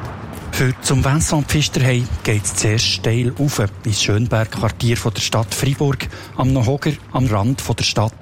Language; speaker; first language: German; native; German